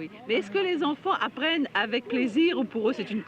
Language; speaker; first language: French; native; French